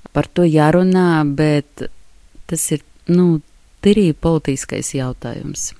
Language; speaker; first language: Latvian; non-native, local second language; Russian